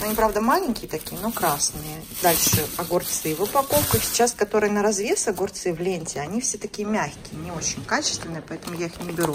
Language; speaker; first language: Russian; native; Russian